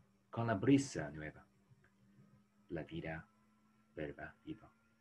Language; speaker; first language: Spanish; non-native, learner; Japanese